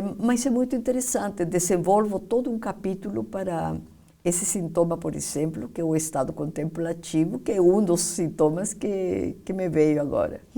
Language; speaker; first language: Portuguese; non-native, fluent; Spanish